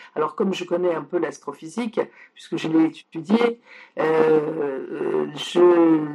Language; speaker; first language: French; early bilingual, other home language; Polish